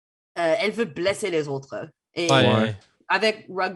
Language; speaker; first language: French; non-native, fluent; English